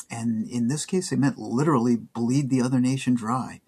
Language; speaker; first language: English; native; English